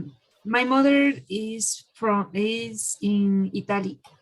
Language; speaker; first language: English; non-native, learner; Spanish